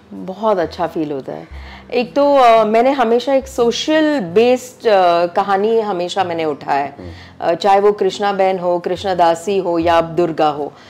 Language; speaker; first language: Hindi; non-native, local second language; Tamil